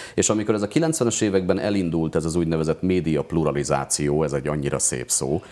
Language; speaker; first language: Hungarian; native; Hungarian